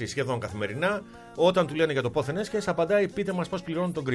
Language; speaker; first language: Greek; native; Greek